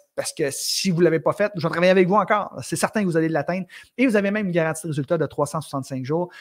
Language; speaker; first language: French; native; French